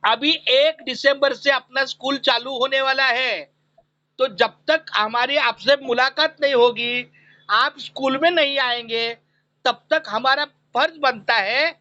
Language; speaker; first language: Hindi; non-native, local second language; Marathi